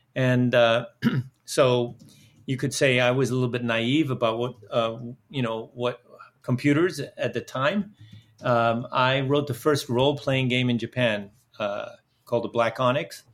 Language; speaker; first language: English; early bilingual, other home language; Dutch